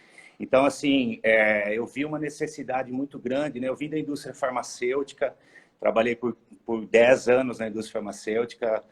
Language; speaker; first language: Portuguese; native; Portuguese